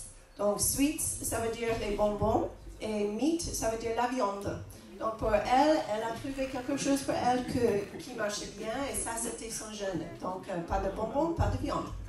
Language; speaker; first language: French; non-native, fluent; English